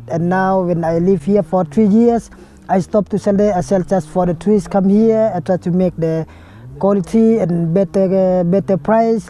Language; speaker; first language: English; non-native, learner; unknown